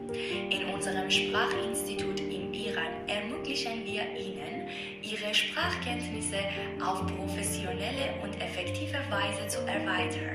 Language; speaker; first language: German; non-native, fluent; Persian